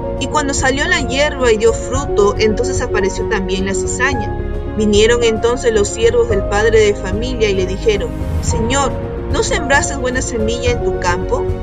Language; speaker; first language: Spanish; native; Spanish